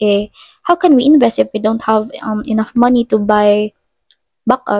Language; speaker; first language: English; non-native, local second language; Filipino